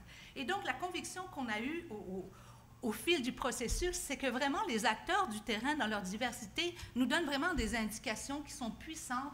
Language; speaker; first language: French; native; French